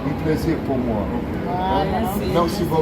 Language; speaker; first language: Haitian Creole; non-native, learner; English